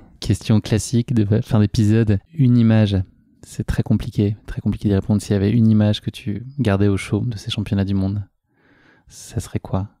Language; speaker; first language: French; native; French